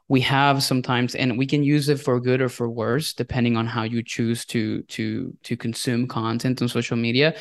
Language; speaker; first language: English; non-native, fluent; Spanish